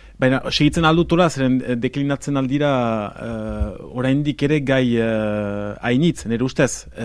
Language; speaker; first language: Basque; native; Basque